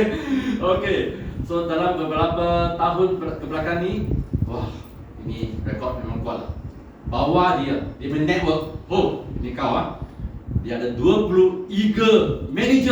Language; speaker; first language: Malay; non-native, local second language; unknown